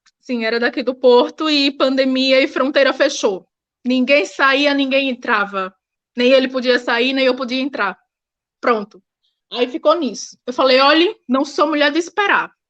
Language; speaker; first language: Portuguese; native; Portuguese